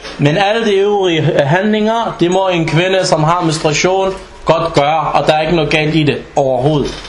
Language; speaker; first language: Danish; non-native, fluent; Arabic